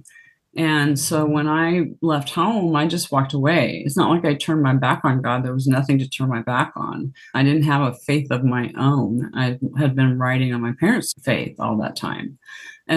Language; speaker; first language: English; native; English